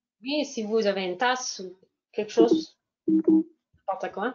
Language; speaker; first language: French; non-native, fluent; English